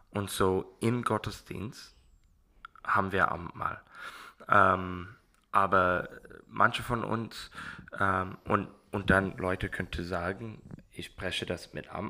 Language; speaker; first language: German; non-native, learner; English